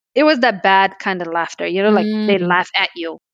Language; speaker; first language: English; early bilingual, other home language; Pashto